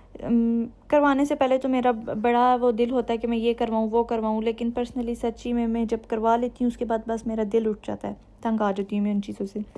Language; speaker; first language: Urdu; native; Urdu